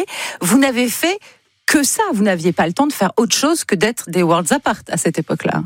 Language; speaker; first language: French; native; French